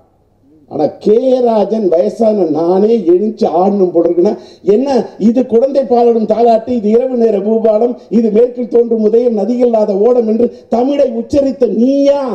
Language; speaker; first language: Tamil; native; Tamil